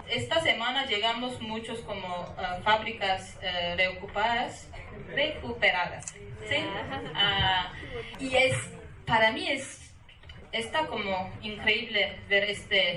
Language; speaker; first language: Spanish; non-native, learner; Kurdish